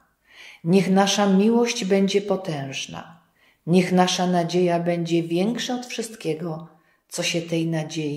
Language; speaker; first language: Polish; native; Polish